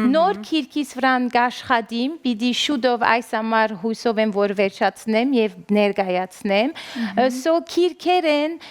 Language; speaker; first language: Armenian; early bilingual, heritage; Armenian